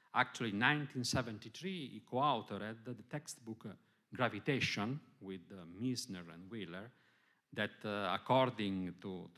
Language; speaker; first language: English; non-native, fluent; Italian